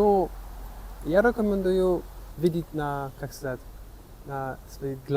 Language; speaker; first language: Russian; non-native, learner; French